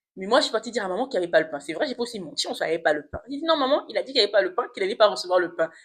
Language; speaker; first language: French; non-native, local second language; Lingala